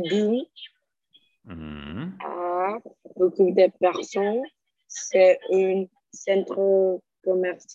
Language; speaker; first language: French; non-native, learner; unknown